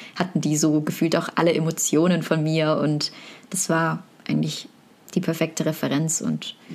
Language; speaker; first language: German; native; German